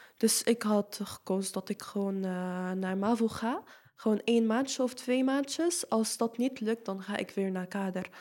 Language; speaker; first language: Dutch; non-native, fluent; Arabic